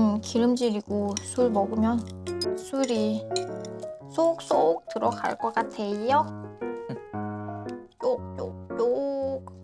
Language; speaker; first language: Korean; non-native, fluent; Lao